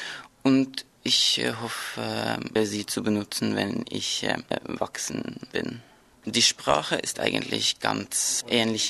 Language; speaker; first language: German; non-native, learner; Norwegian